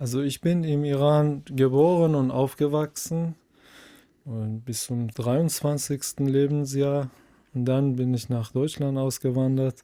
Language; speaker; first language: German; non-native, fluent; Persian